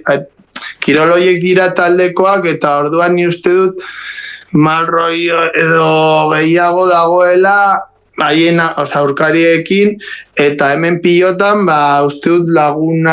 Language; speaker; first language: Basque; non-native, local second language; Spanish